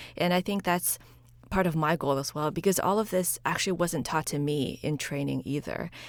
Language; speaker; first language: English; early bilingual, other home language; Chinese